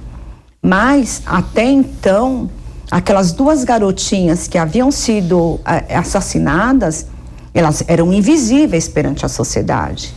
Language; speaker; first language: Portuguese; native; Portuguese